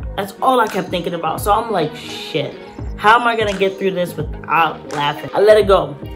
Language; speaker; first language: English; native; English